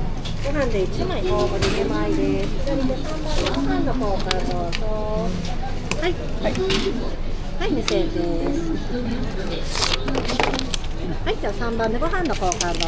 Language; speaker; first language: Japanese; native; Japanese